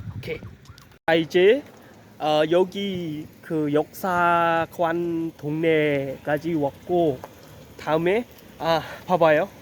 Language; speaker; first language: Korean; non-native, learner; Khmer